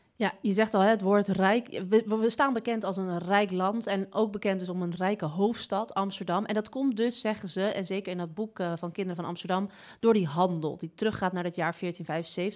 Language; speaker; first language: Dutch; native; Dutch